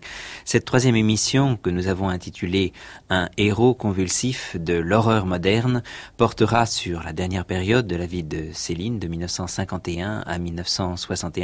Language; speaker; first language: French; native; French